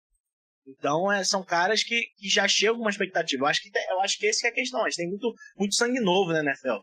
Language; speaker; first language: Portuguese; native; Portuguese